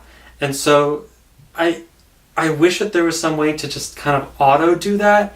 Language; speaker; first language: English; native; English